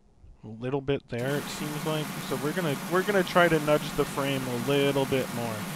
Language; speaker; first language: English; native; English